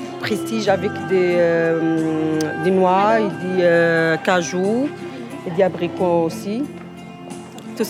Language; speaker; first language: French; non-native, learner; Arabic